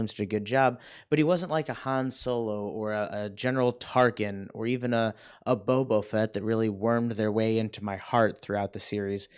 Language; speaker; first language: English; native; English